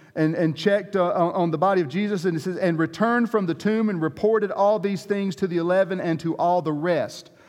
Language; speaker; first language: English; native; English